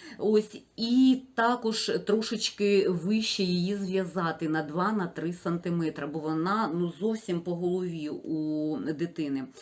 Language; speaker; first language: Ukrainian; non-native, local second language; Russian